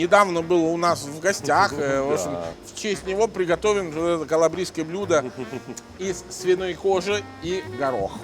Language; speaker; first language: Russian; non-native, fluent; Italian